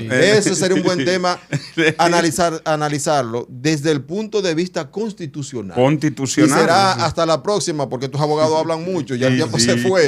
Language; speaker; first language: Spanish; native; Spanish